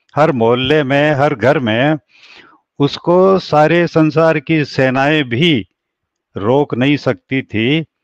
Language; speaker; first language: Hindi; native; Hindi